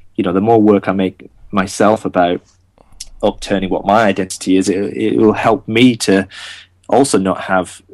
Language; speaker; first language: English; non-native, local second language; Gujarati